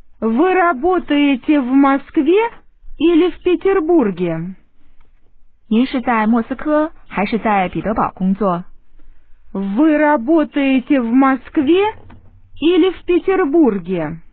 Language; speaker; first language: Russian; non-native, fluent; Chinese